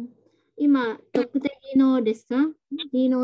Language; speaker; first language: Japanese; non-native, fluent; Vietnamese